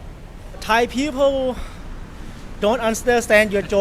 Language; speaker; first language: English; non-native, learner; Thai